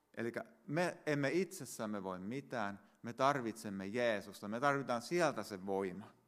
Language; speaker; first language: Finnish; native; Finnish